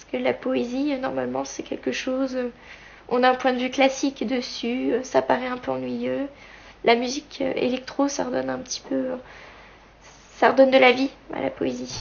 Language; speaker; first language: French; native; French